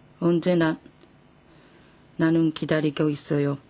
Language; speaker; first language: Korean; non-native, learner; Japanese